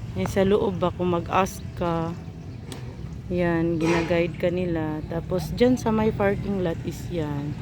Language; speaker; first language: Filipino; non-native, local second language; Cebuano